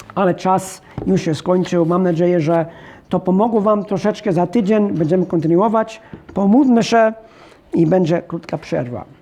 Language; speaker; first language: Polish; non-native, fluent; English